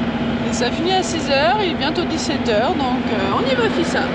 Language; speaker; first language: French; native; French